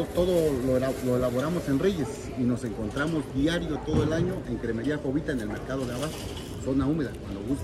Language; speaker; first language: Spanish; native; Spanish